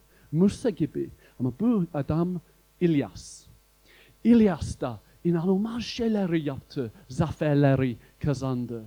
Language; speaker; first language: Turkish; non-native, fluent; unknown